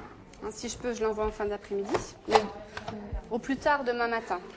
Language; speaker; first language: French; native; French